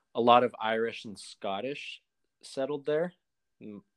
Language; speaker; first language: English; native; English